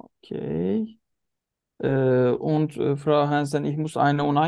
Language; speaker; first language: German; non-native, learner; Turkish